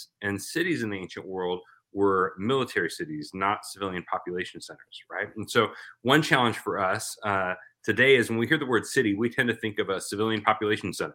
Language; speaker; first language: English; native; English